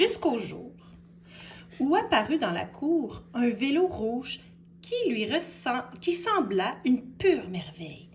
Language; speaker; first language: French; native; French